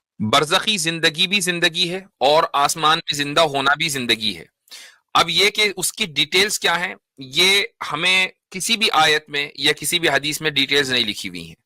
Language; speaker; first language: Urdu; native; Urdu